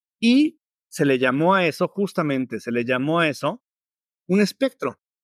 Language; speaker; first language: Spanish; native; Spanish